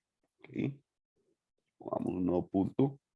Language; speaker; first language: Spanish; native; Spanish